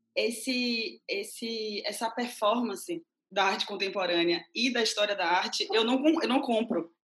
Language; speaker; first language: Portuguese; native; Portuguese